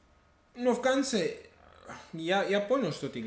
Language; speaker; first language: Russian; non-native, fluent; English